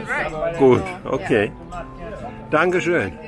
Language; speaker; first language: German; non-native, fluent; Russian